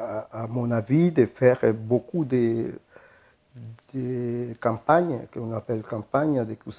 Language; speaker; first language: French; non-native, fluent; Spanish